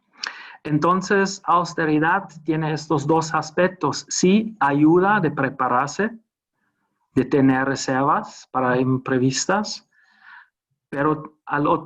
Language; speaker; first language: Spanish; non-native, fluent; German